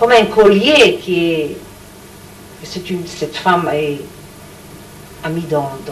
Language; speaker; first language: French; non-native, learner; Hebrew